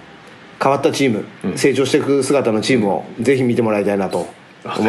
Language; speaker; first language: Japanese; native; Japanese